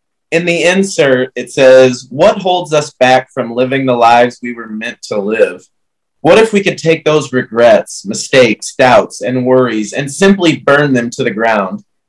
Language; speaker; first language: English; native; English